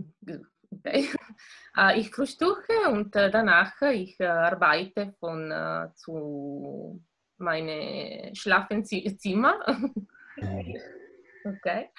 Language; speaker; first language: German; non-native, learner; Italian